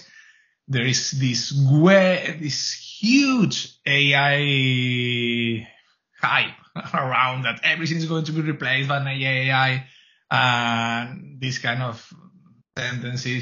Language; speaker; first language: English; non-native, fluent; Spanish